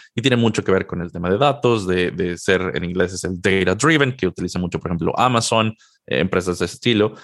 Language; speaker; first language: Spanish; native; Spanish